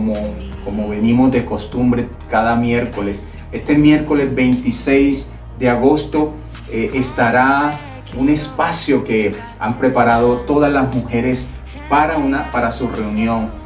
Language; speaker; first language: Spanish; native; Spanish